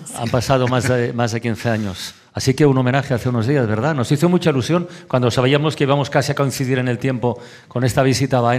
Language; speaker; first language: Spanish; native; Spanish